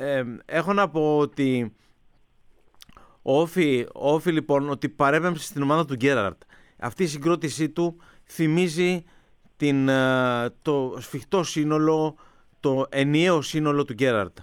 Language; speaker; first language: Greek; native; Greek